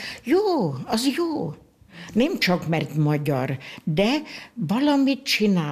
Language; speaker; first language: Hungarian; non-native, local second language; German